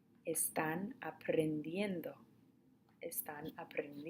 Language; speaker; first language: Spanish; non-native, fluent; English